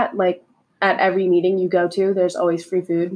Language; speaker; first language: English; non-native, fluent; Czech